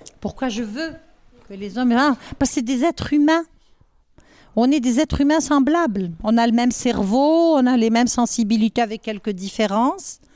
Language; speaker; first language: French; non-native, local second language; Arabic